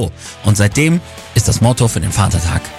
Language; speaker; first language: German; native; German